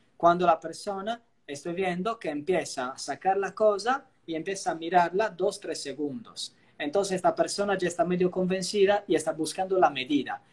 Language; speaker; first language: Spanish; non-native, fluent; Italian